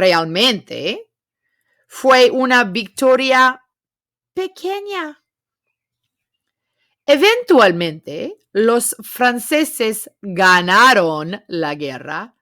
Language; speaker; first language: Spanish; non-native, fluent; English